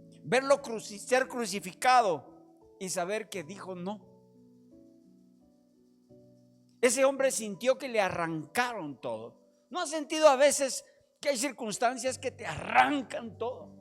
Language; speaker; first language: Spanish; native; Spanish